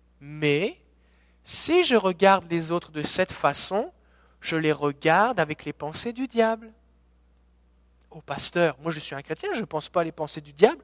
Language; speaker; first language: French; native; French